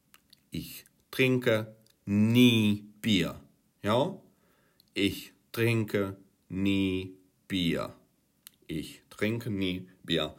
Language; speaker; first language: German; non-native, fluent; Czech